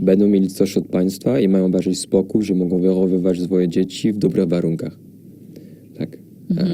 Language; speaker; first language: Polish; non-native, fluent; French